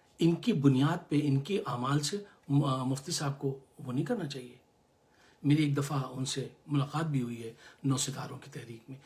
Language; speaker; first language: Urdu; native; Urdu